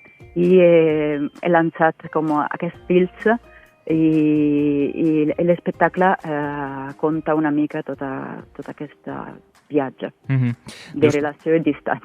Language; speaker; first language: Catalan; non-native, fluent; Italian